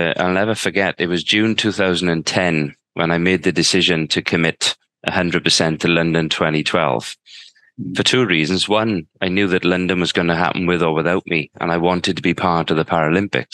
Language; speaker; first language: English; native; English